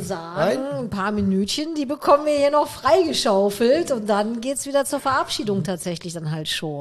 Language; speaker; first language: German; native; German